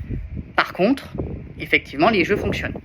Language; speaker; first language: French; native; French